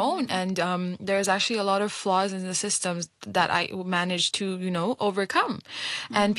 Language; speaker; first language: English; non-native, local second language; Nepali